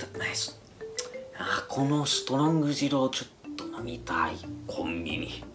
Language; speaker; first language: Japanese; non-native, learner; Finnish